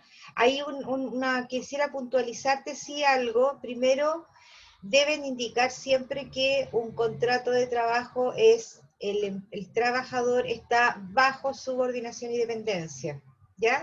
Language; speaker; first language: Spanish; native; Spanish